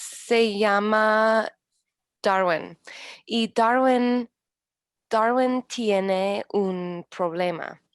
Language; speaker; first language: Spanish; non-native, learner; English